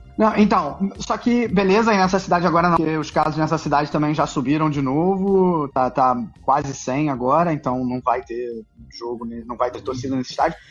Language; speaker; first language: Portuguese; native; Portuguese